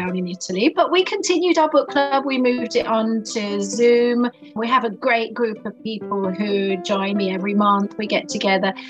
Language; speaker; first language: English; native; English